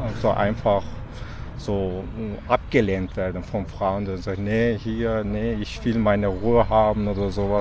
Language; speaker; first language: German; non-native, fluent; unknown